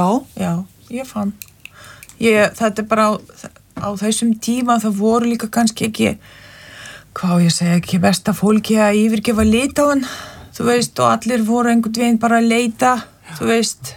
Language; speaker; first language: Icelandic; non-native, fluent; Lithuanian